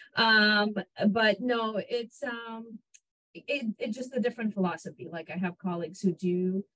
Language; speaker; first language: English; non-native, fluent; Russian